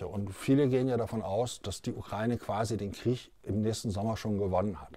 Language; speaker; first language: German; native; German